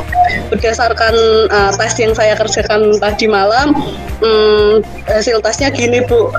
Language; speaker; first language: Indonesian; native; Indonesian